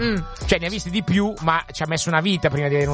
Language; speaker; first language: Italian; native; Italian